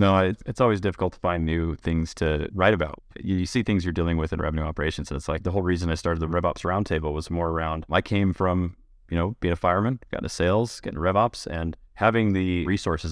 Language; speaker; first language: English; native; English